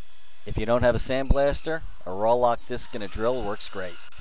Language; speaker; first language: English; native; English